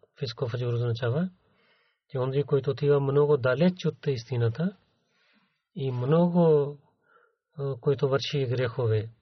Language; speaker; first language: Bulgarian; non-native, learner; Urdu